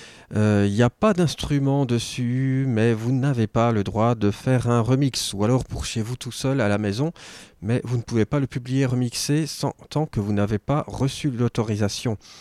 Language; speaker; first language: French; native; French